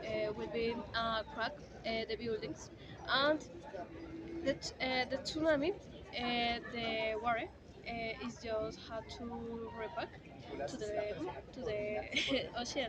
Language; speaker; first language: English; non-native, learner; Spanish